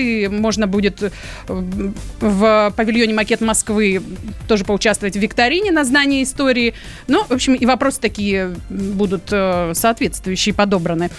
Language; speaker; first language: Russian; native; Russian